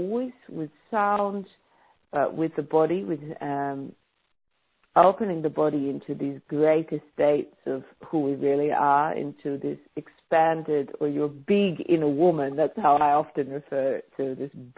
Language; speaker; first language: English; native; English